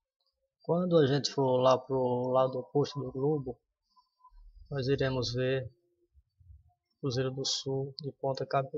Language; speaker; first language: Portuguese; native; Portuguese